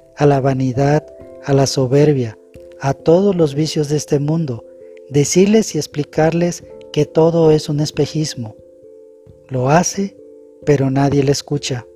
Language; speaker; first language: Spanish; native; Spanish